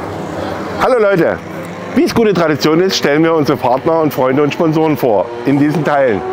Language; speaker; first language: German; native; German